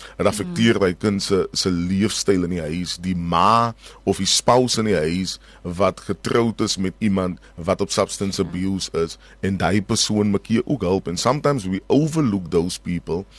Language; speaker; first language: Afrikaans; native; Afrikaans